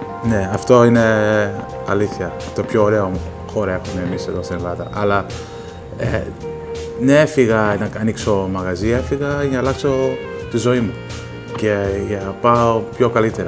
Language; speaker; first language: Greek; early bilingual, heritage; Greek